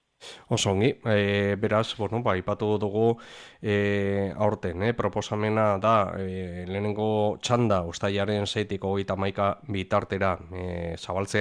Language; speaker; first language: Basque; native; Basque